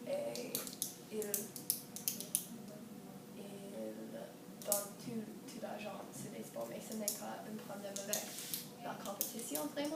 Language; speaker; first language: French; non-native, learner; English